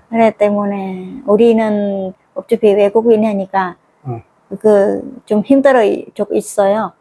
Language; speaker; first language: Korean; non-native, learner; Vietnamese